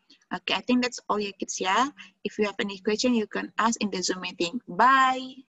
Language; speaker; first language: English; non-native, fluent; Indonesian